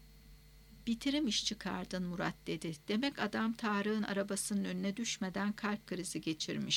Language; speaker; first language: Turkish; native; Turkish